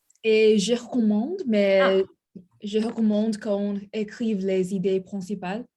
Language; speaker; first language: French; non-native, learner; English